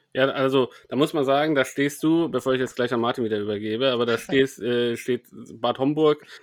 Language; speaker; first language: German; non-native, fluent; Spanish